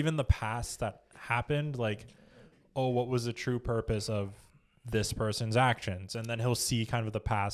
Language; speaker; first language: English; native; English